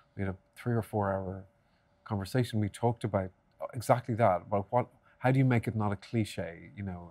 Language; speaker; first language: English; native; English